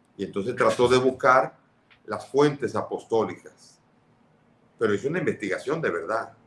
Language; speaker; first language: Spanish; early bilingual, other home language; Catalan